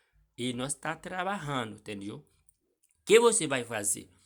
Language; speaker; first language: Portuguese; non-native, learner; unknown